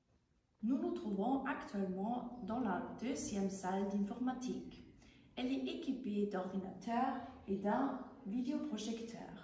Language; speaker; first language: French; non-native, learner; German